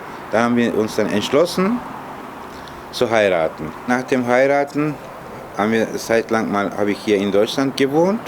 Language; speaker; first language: German; non-native, fluent; Turkish